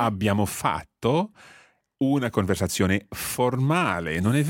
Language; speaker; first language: Italian; non-native, fluent; English